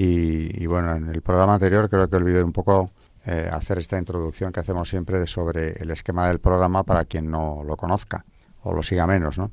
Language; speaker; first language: Spanish; native; Spanish